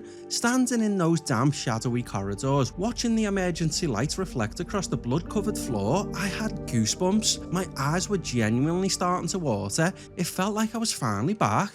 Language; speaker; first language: English; native; English